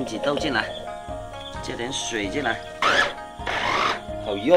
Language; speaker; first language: Chinese; native; Chinese